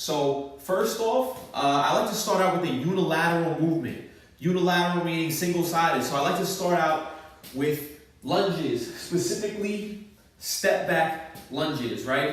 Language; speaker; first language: English; native; English